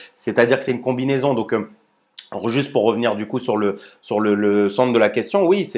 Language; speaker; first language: French; native; French